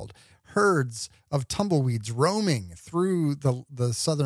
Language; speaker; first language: English; native; English